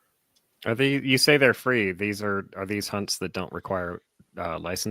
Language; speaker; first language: English; native; English